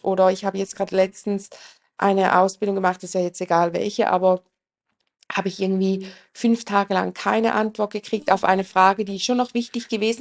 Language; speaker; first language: German; native; German